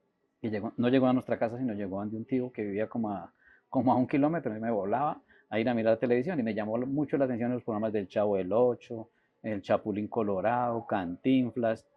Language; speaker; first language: Spanish; native; Spanish